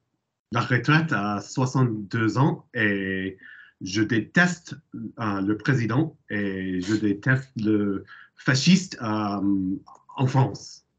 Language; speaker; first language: French; non-native, learner; English